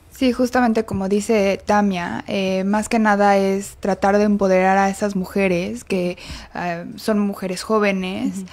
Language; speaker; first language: Spanish; native; Spanish